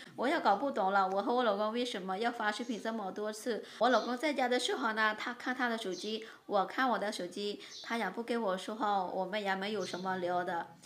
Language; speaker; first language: Chinese; non-native, fluent; Lao